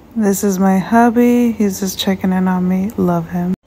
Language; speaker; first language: English; early bilingual, other home language; Spanish